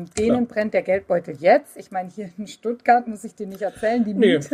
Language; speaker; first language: German; native; German